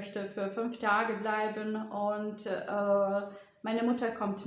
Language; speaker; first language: German; non-native, fluent; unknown